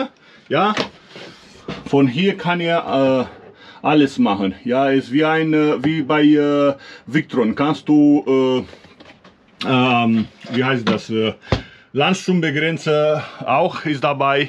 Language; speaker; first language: German; non-native, learner; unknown